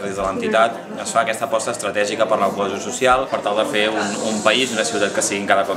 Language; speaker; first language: Catalan; native; Catalan